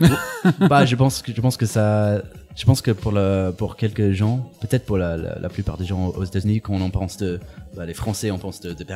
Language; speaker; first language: French; non-native, fluent; English